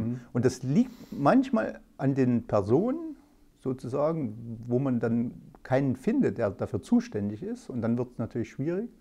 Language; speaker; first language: German; native; German